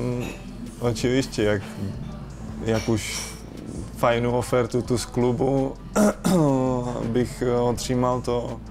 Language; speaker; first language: Polish; non-native, learner; Czech